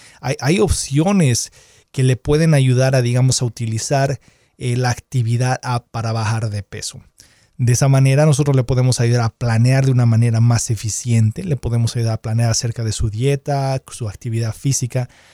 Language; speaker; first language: Spanish; native; Spanish